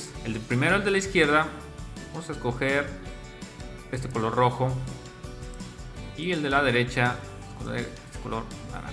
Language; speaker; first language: Spanish; native; Spanish